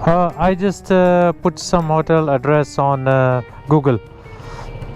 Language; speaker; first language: English; non-native, local second language; Urdu